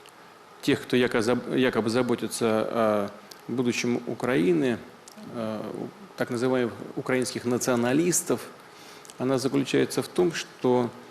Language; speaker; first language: Russian; native; Russian